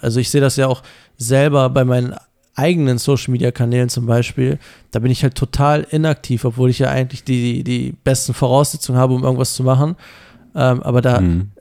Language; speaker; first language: German; native; German